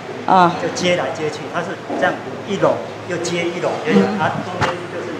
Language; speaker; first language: Chinese; native; Chinese